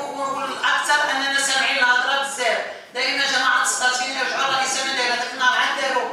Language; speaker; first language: Arabic; native; Arabic